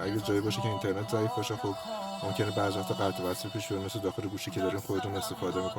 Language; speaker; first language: Persian; native; Persian